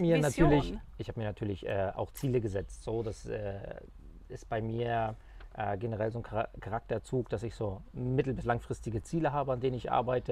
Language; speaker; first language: German; native; German